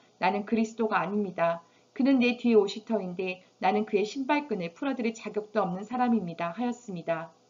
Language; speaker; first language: Korean; native; Korean